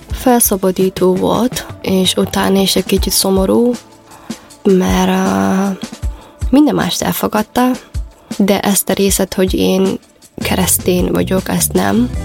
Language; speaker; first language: Hungarian; non-native, fluent; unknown